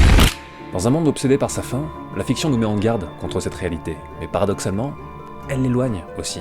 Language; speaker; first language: French; native; French